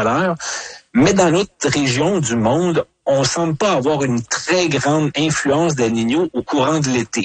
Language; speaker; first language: French; native; French